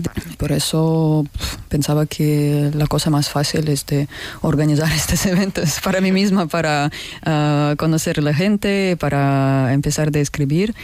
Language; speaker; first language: Spanish; non-native, learner; Russian